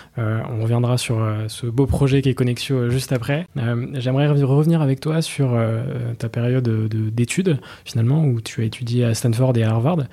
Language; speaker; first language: French; native; French